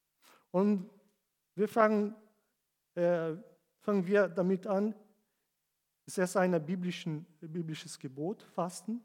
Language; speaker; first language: German; non-native, fluent; Portuguese